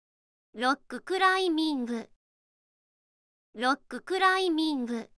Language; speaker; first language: Japanese; native; Japanese